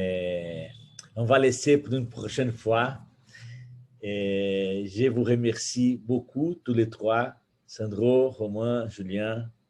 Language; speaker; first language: French; non-native, fluent; Portuguese